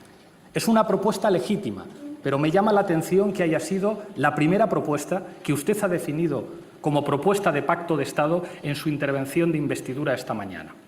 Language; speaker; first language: Spanish; native; Spanish